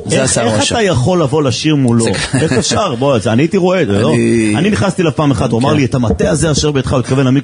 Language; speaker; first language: Hebrew; native; Hebrew